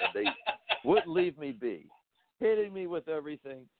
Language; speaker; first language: English; native; English